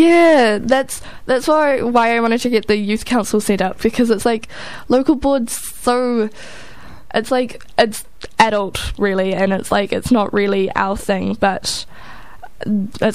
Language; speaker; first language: English; native; English